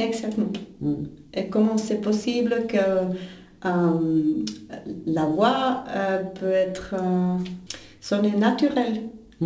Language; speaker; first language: French; non-native, local second language; German